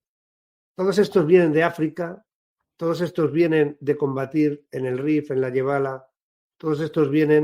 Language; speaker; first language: Spanish; native; Spanish